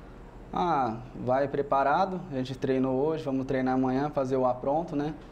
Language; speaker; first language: Portuguese; native; Portuguese